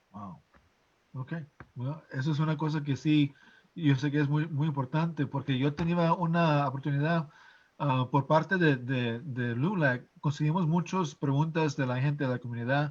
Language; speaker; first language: Spanish; non-native, fluent; English